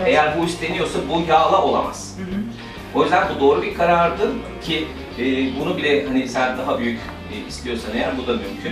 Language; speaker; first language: Turkish; native; Turkish